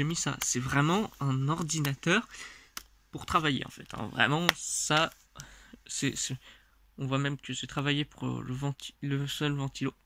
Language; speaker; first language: French; non-native, fluent; Russian